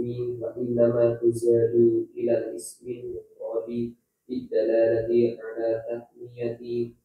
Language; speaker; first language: Arabic; non-native, learner; Indonesian